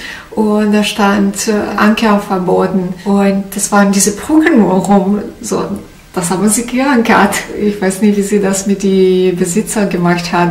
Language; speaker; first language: German; non-native, learner; Italian